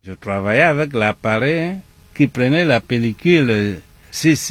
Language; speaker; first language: French; non-native, local second language; Igbo